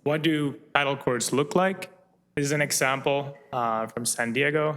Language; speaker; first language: English; non-native, fluent; Finnish